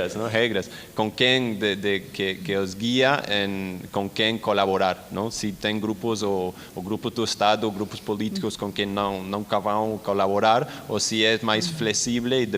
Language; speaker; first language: Portuguese; non-native, learner; Spanish